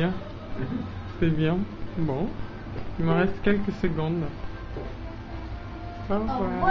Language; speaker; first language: French; native; French